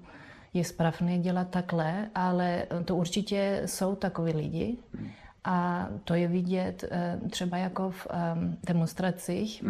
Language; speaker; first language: Czech; non-native, fluent; Spanish